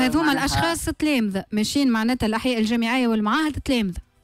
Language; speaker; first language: Arabic; native; Arabic